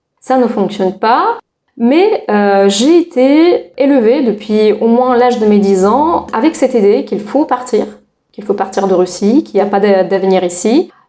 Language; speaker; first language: French; non-native, fluent; Russian